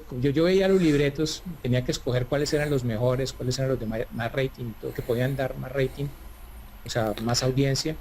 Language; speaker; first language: Spanish; native; Spanish